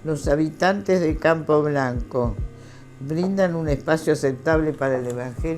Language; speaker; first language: Spanish; native; Spanish